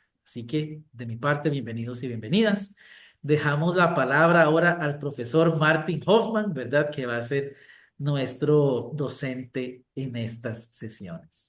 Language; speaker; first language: Spanish; native; Spanish